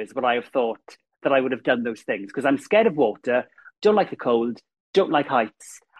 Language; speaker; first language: English; native; English